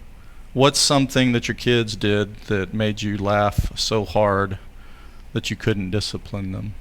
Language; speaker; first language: English; native; English